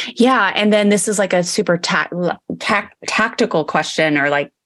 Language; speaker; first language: English; native; English